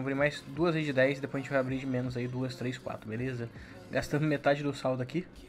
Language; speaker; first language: Portuguese; native; Portuguese